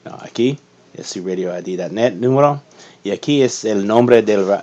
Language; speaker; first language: Spanish; non-native, learner; English